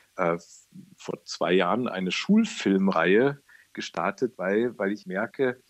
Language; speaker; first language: German; native; German